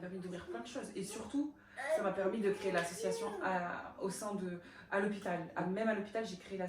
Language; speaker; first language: French; native; French